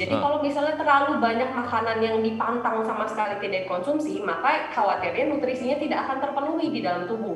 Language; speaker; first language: Indonesian; native; Indonesian